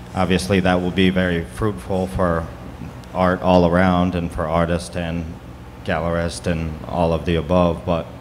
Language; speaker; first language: English; native; English